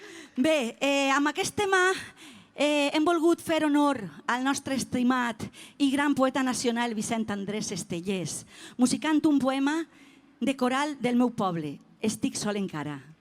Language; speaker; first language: Catalan; native; Catalan